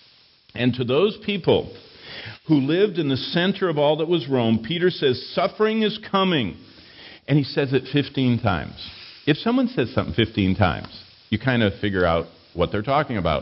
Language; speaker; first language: English; native; English